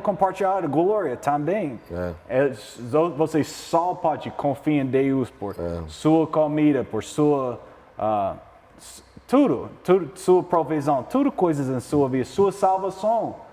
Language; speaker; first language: Portuguese; non-native, learner; English